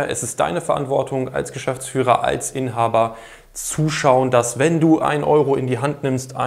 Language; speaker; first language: German; native; German